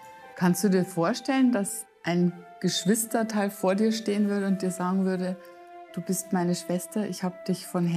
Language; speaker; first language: German; native; German